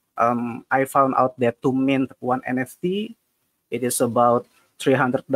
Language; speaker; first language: English; non-native, fluent; Indonesian